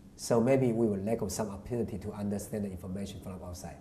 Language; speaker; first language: English; non-native, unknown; Chinese